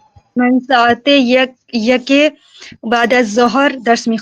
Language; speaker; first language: Persian; non-native, learner; Urdu